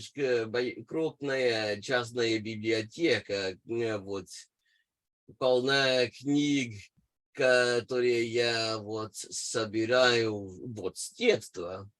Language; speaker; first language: Russian; non-native, fluent; English